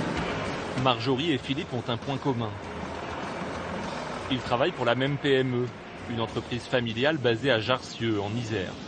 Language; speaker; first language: French; native; French